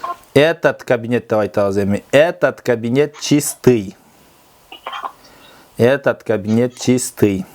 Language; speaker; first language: Russian; non-native, fluent; Kyrgyz